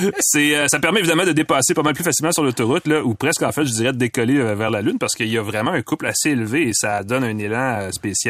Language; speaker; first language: French; native; French